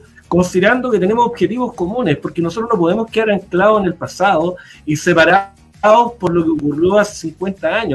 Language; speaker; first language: Spanish; native; Spanish